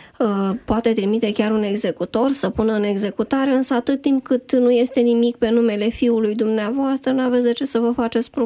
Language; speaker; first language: Romanian; native; Romanian